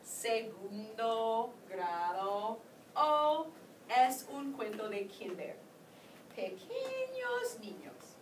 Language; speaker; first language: Spanish; non-native, fluent; English